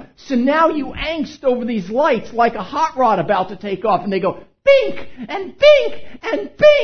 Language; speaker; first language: English; native; English